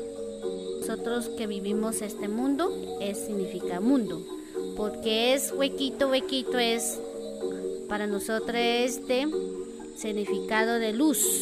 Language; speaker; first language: Spanish; non-native, local second language; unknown